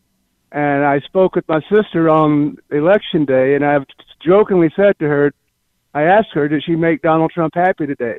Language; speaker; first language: English; native; English